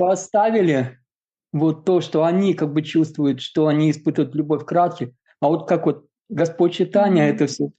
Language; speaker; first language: Russian; native; Russian